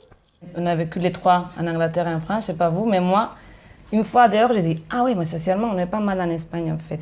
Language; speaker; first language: French; non-native, fluent; Spanish